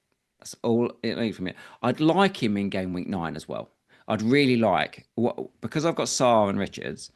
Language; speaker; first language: English; native; English